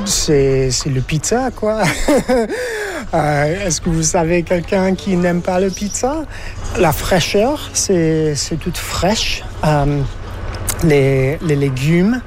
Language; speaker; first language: French; non-native, learner; English